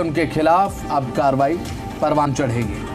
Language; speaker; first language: Hindi; native; Hindi